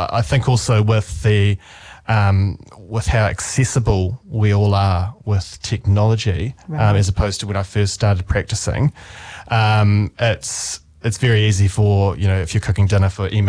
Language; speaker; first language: English; native; English